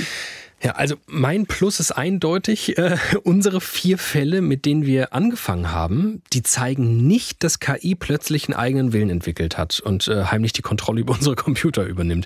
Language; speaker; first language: German; native; German